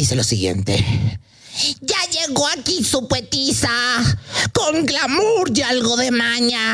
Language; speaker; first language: Spanish; native; Spanish